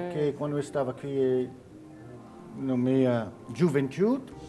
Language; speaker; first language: Portuguese; non-native, fluent; English